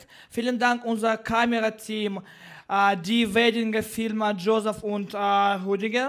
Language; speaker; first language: German; non-native, learner; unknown